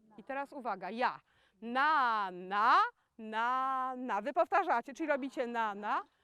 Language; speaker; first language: Polish; native; Polish